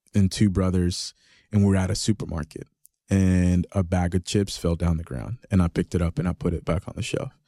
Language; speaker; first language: English; early bilingual, other home language; Greek